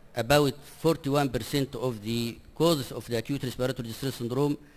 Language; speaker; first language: English; non-native, fluent; Arabic